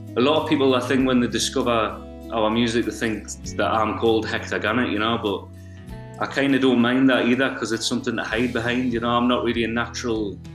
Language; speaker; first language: English; native; English